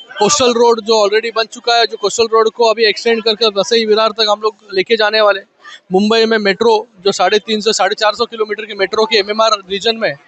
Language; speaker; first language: Hindi; non-native, local second language; Marathi